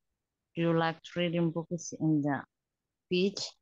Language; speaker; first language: English; non-native, learner; Somali